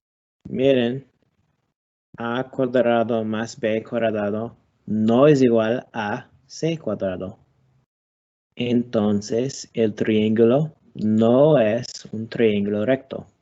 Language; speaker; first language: Spanish; non-native, learner; English